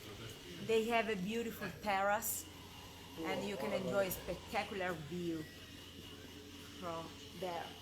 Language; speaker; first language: English; non-native, fluent; Italian